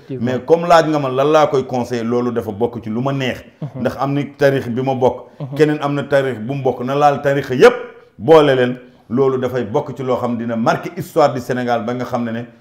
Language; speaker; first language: Wolof; non-native, local second language; Fula